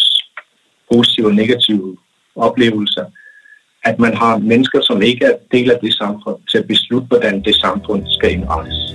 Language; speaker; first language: Danish; non-native, local second language; Kalaallisut